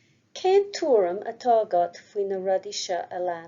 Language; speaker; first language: Irish; non-native, local second language; English